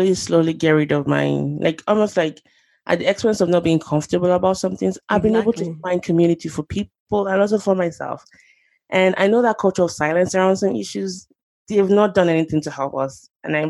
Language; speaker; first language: English; non-native, local second language; Yoruba